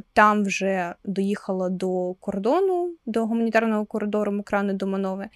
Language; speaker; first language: Ukrainian; non-native, local second language; Russian